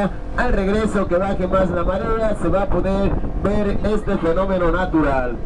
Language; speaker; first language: Spanish; native; Spanish